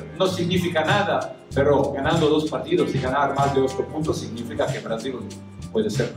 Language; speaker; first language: Spanish; non-native, fluent; Croatian